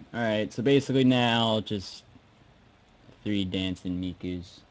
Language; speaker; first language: English; native; English